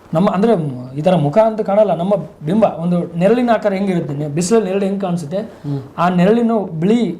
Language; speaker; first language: Kannada; native; Kannada